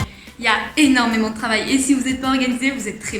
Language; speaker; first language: French; native; French